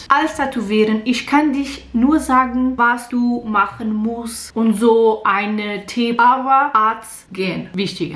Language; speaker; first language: German; non-native, learner; Portuguese